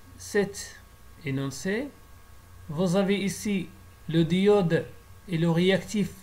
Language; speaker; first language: French; non-native, local second language; Arabic